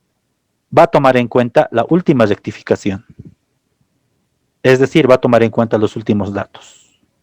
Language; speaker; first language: Spanish; native; Spanish